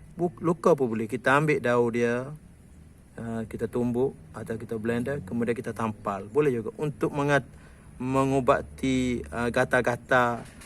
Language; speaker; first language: Malay; native; Malay